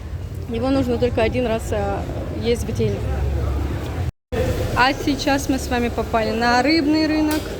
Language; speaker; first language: Russian; native; Russian